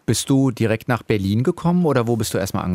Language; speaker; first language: German; native; German